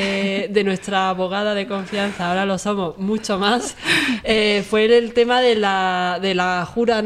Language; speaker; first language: Spanish; native; Spanish